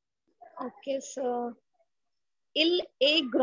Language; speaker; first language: French; non-native, learner; Hindi